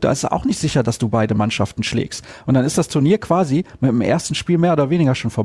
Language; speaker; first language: German; native; German